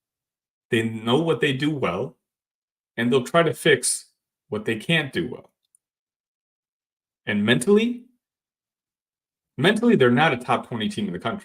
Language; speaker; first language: English; native; English